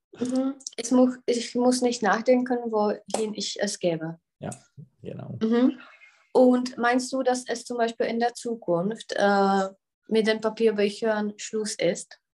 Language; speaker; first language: German; non-native, fluent; Czech